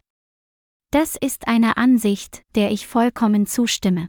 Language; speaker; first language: German; non-native, learner; Vietnamese